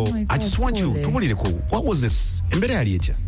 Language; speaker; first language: English; non-native, local second language; Ganda